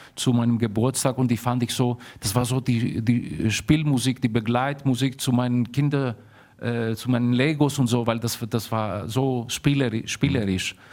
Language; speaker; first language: German; early bilingual, heritage; German